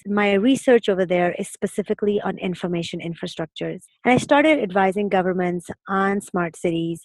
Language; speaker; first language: English; non-native, local second language; Urdu